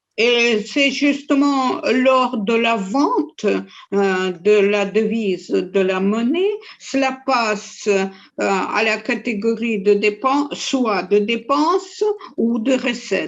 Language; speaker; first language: French; non-native, fluent; Russian